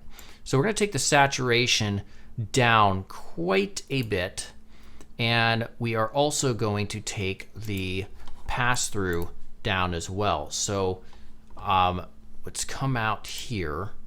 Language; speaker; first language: English; native; English